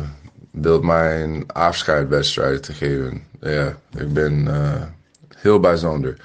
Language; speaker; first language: Dutch; non-native, learner; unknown